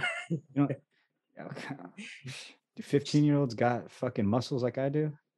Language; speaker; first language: English; native; English